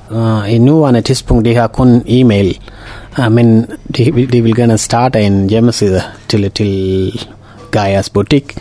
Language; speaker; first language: Danish; non-native, learner; Tamil